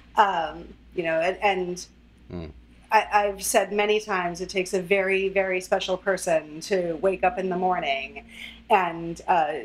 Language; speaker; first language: English; native; English